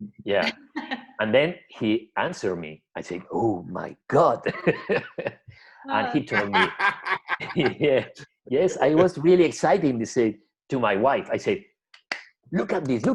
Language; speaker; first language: English; non-native, learner; Spanish